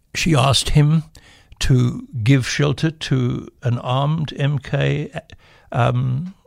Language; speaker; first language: English; native; English